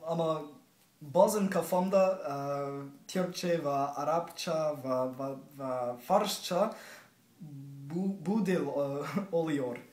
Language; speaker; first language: Turkish; non-native, learner; English